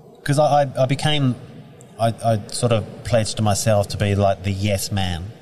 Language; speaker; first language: English; native; English